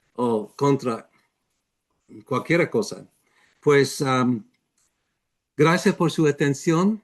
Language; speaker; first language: Spanish; non-native, fluent; English